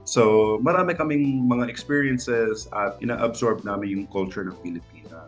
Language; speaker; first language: Filipino; non-native, local second language; English